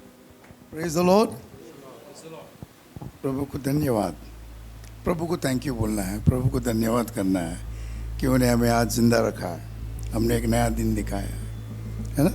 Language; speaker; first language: Hindi; non-native, local second language; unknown